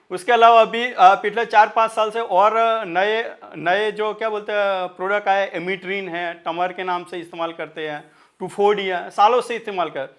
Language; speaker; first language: Hindi; non-native, local second language; Marathi